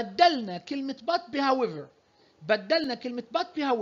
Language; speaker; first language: Arabic; native; Arabic